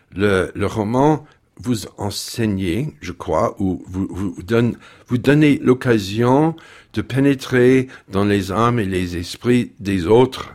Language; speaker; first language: French; non-native, fluent; English